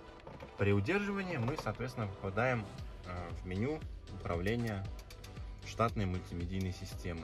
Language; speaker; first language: Russian; native; Russian